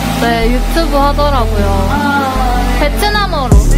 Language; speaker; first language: Korean; non-native, learner; Vietnamese